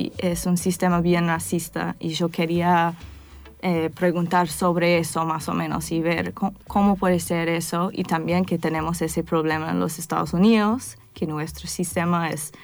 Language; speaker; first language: Spanish; non-native, fluent; English